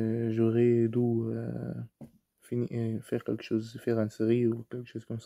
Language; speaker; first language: French; non-native, fluent; Arabic